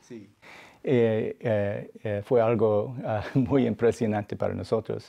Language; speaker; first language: Spanish; non-native, fluent; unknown